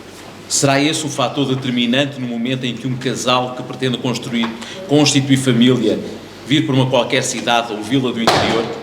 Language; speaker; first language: Portuguese; native; Portuguese